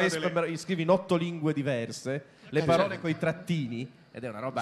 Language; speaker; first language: Italian; native; Italian